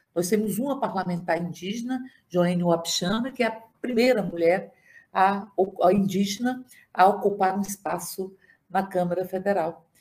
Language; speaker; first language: Portuguese; native; Portuguese